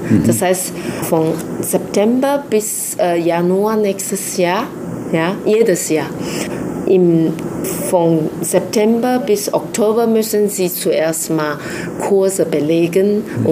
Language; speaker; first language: German; non-native, fluent; Chinese